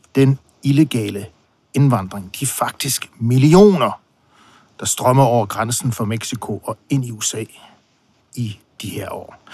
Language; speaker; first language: Danish; native; Danish